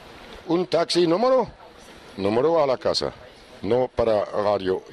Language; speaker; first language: Spanish; non-native, learner; German